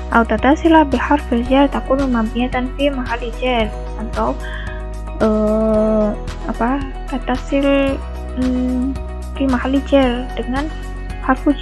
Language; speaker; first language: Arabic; non-native, learner; Indonesian